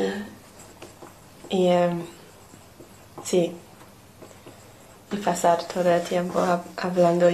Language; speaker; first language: Spanish; non-native, fluent; English